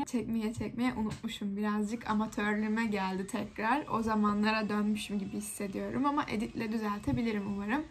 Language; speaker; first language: Turkish; native; Turkish